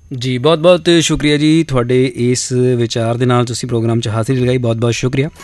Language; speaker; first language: Punjabi; native; Punjabi